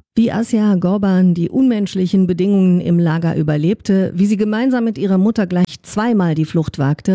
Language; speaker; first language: German; native; German